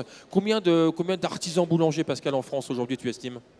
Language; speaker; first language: French; native; French